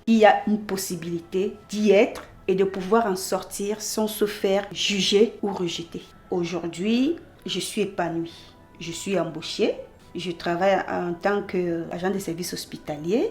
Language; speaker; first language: French; native; French